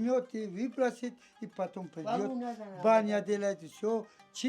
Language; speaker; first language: Russian; non-native, learner; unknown